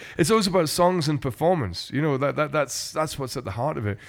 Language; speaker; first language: English; native; English